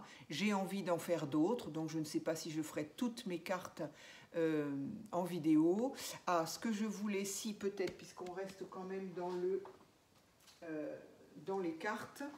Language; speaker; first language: French; native; French